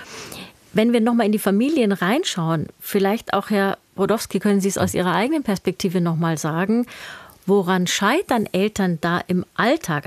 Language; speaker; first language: German; native; German